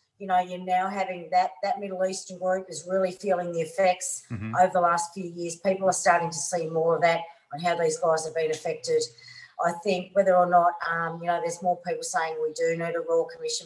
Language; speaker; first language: English; native; English